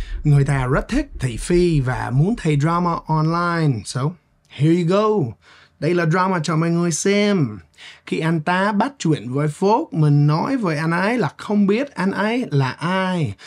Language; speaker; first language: Vietnamese; non-native, fluent; English